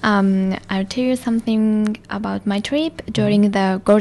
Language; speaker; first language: English; non-native, learner; Japanese